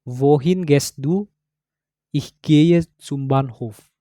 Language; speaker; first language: German; non-native, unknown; Indonesian